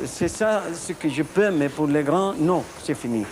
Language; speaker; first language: French; non-native, learner; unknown